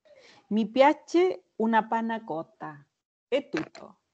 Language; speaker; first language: Italian; non-native, learner; Spanish